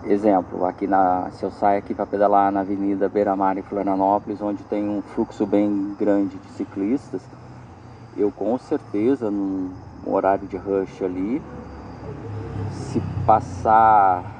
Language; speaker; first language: Portuguese; native; Portuguese